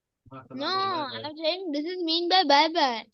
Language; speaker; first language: English; non-native, local second language; Urdu